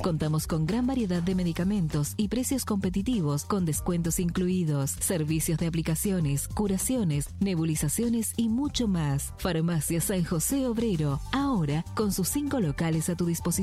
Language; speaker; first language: Spanish; native; Spanish